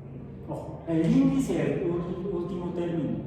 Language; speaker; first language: Spanish; native; Spanish